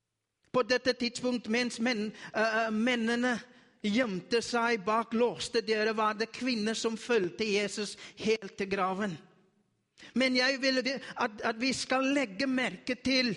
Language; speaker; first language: Norwegian; non-native, learner; Afrikaans